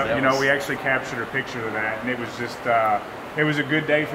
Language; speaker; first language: English; native; English